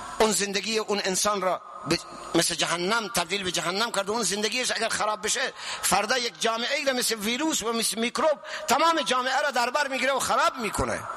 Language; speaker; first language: Persian; non-native, local second language; Baluchi